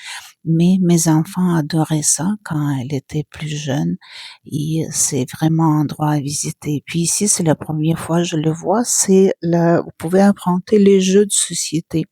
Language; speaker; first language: French; non-native, fluent; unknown